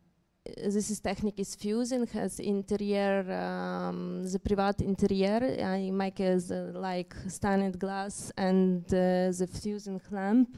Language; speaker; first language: English; non-native, learner; Ukrainian